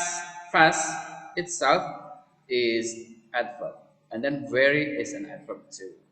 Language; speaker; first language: English; non-native, fluent; Indonesian